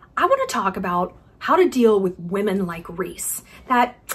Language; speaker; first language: English; native; English